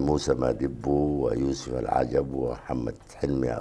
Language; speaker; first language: Arabic; native; Arabic